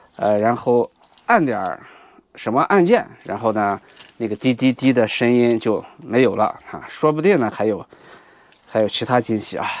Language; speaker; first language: Chinese; native; Chinese